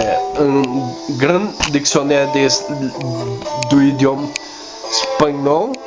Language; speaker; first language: French; non-native, learner; Spanish